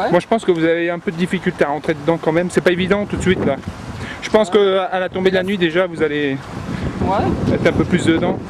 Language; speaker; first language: French; native; French